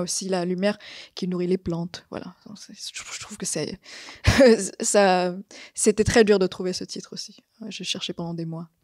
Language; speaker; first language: French; non-native, fluent; Vietnamese